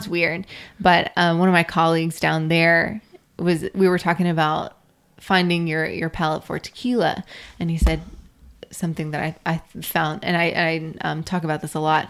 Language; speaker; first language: English; native; English